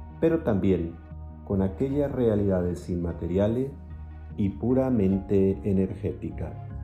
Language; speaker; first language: Spanish; native; Spanish